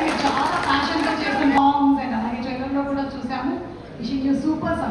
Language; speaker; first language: Telugu; native; Telugu